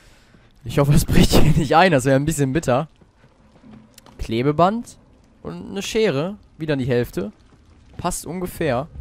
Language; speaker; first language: German; native; German